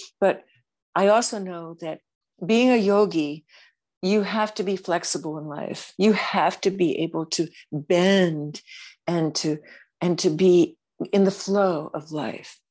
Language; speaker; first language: English; native; English